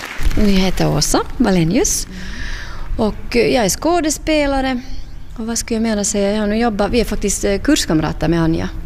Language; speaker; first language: Swedish; native; Swedish